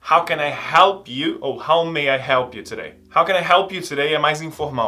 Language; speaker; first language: English; non-native, fluent; Portuguese